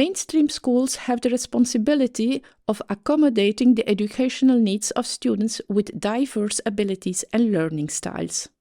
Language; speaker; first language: English; non-native, fluent; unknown